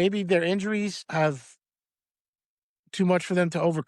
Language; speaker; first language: English; native; English